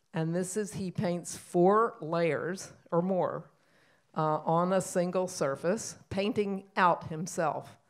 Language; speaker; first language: English; native; English